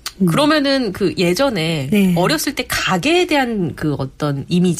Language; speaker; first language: Korean; native; Korean